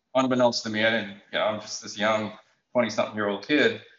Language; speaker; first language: English; native; English